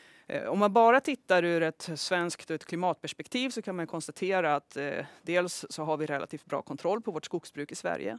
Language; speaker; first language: Swedish; native; Swedish